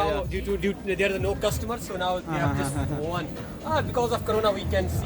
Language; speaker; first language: English; non-native, learner; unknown